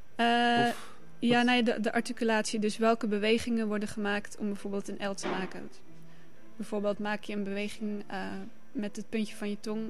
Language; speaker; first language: Dutch; native; Dutch